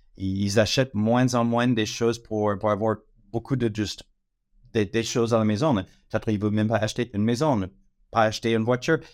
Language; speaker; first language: French; non-native, fluent; English